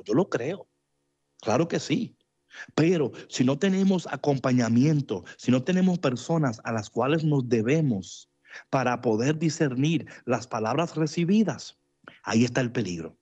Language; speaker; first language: Spanish; native; Spanish